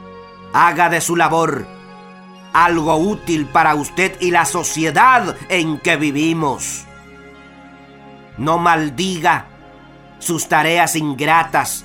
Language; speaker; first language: Spanish; native; Spanish